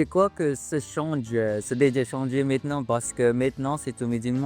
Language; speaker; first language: French; non-native, learner; Filipino